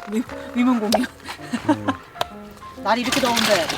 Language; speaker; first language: Korean; native; Korean